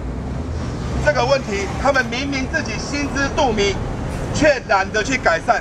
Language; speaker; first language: Chinese; native; Chinese